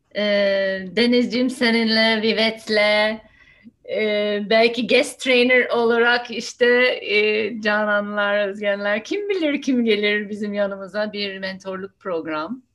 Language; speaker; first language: Turkish; non-native, fluent; English